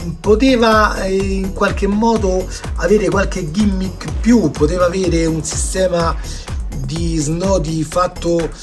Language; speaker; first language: Italian; native; Italian